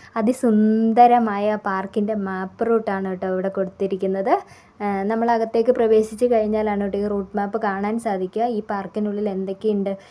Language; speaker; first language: Malayalam; native; Malayalam